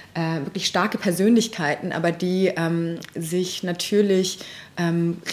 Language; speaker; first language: German; early bilingual, other home language; Persian